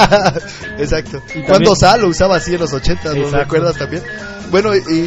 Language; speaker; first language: Spanish; native; Spanish